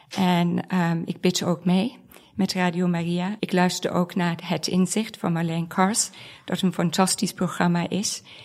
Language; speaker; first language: Dutch; non-native, fluent; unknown